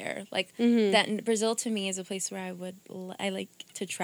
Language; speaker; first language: English; early bilingual, other home language; Portuguese